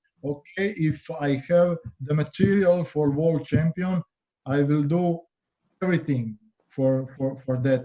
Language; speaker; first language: English; non-native, learner; Croatian